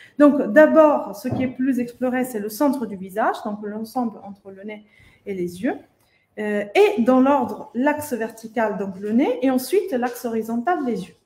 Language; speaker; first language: French; non-native, fluent; Italian